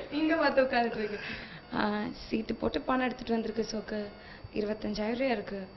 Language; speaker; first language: Tamil; non-native, fluent; Malayalam